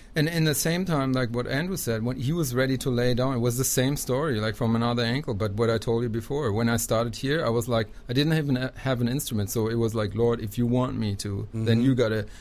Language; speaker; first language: English; non-native, fluent; German